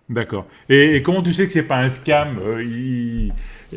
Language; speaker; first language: French; native; French